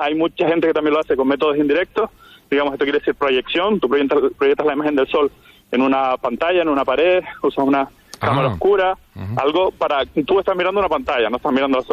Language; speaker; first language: Spanish; non-native, local second language; Catalan